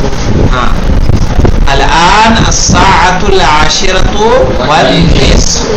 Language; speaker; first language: Arabic; non-native, fluent; Urdu